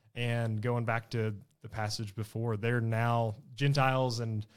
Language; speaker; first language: English; native; English